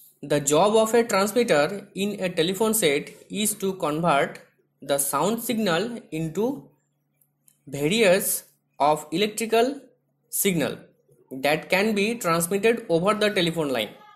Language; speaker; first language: English; non-native, local second language; Bangla